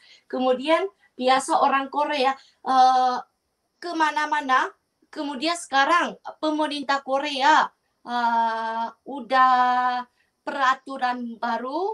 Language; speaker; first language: Indonesian; non-native, fluent; Korean